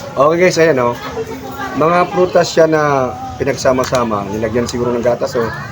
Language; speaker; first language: Filipino; non-native, local second language; Cebuano